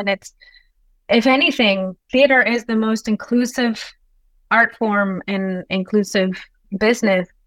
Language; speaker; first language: English; non-native, fluent; Spanish